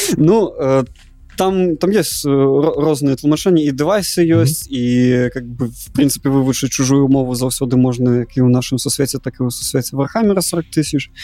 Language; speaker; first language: Belarusian; non-native, local second language; Russian